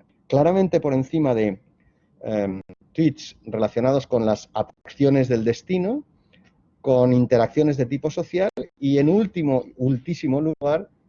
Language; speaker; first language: Spanish; native; Spanish